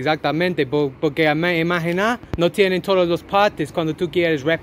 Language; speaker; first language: Spanish; non-native, learner; English